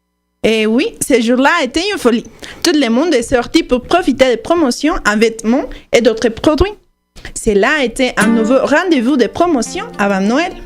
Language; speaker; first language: French; non-native, learner; Spanish